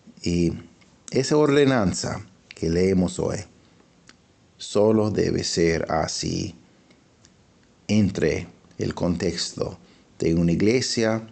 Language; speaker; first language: Spanish; non-native, fluent; English